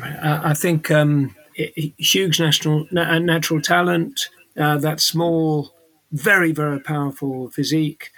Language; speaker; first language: English; native; English